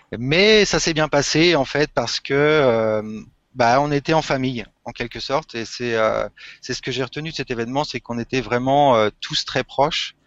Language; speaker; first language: French; native; French